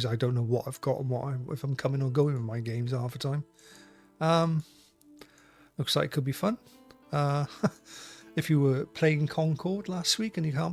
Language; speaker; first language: English; native; English